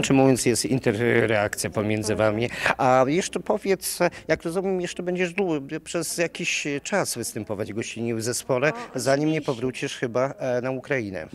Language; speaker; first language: Polish; native; Polish